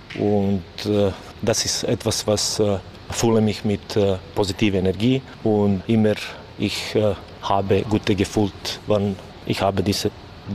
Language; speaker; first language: German; non-native, learner; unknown